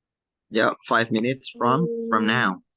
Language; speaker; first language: English; non-native, fluent; Indonesian